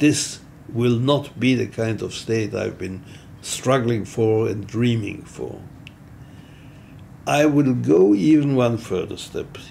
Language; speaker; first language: English; non-native, fluent; Hebrew